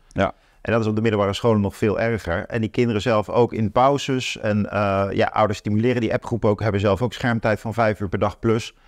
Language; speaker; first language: Dutch; native; Dutch